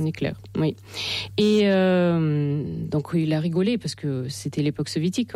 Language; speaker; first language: French; non-native, fluent; Russian